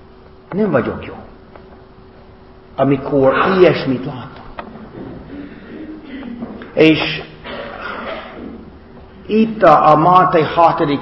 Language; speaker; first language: Hungarian; non-native, learner; English